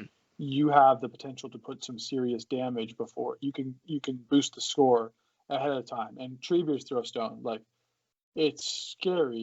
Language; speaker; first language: English; native; English